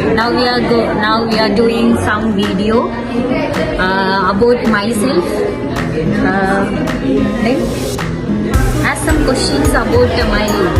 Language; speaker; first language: English; non-native, learner; Kannada